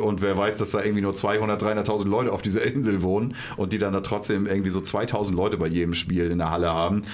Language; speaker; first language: German; native; German